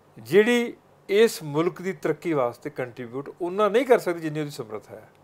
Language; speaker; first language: Punjabi; native; Punjabi